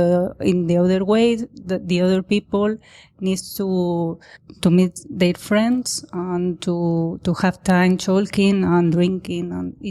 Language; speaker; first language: English; non-native, learner; Spanish